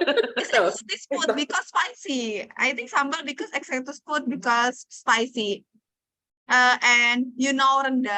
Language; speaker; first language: English; non-native, learner; Indonesian